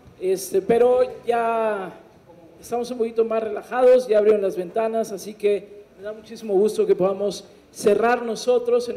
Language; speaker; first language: Spanish; native; Spanish